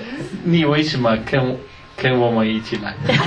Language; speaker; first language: Chinese; non-native, learner; Dutch